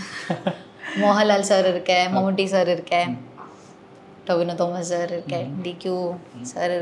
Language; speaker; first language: Tamil; non-native, learner; Malayalam